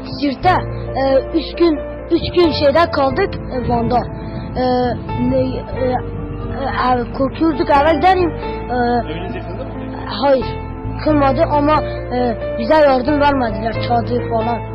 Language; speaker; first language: Turkish; non-native, local second language; Kurdish